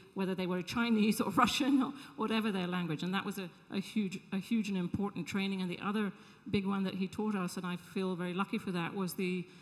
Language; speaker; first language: English; native; English